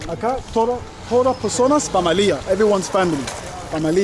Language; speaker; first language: Spanish; non-native, learner; English